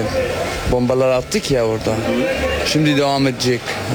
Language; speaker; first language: Turkish; non-native, learner; Arabic